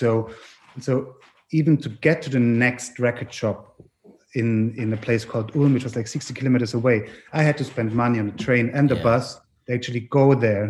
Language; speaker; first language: English; non-native, fluent; German